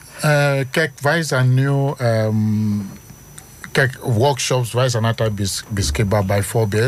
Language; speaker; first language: Dutch; non-native, fluent; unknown